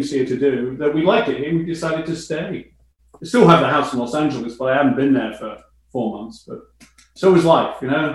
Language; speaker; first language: English; native; English